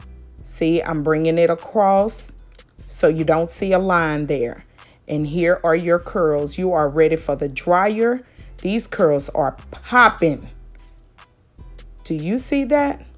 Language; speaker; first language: English; native; English